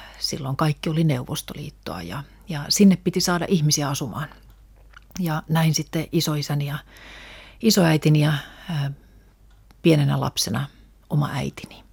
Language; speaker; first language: Finnish; non-native, local second language; Russian